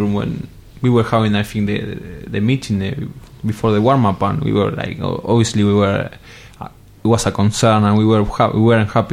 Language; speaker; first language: English; non-native, fluent; Spanish